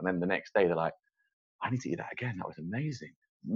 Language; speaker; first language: English; native; English